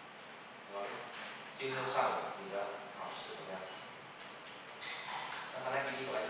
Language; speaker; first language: Chinese; non-native, fluent; Vietnamese